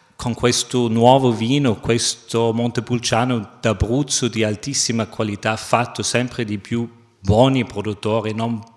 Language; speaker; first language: Italian; non-native, fluent; German